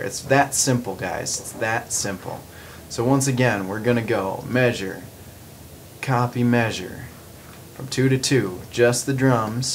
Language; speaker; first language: English; native; English